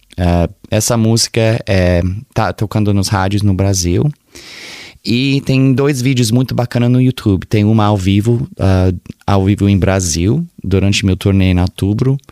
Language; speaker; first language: Portuguese; early bilingual, heritage; Portuguese